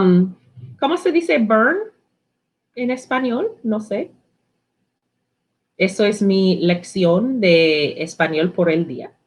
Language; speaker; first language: Spanish; non-native, learner; English